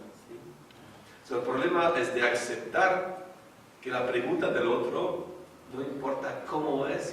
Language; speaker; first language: Spanish; non-native, fluent; French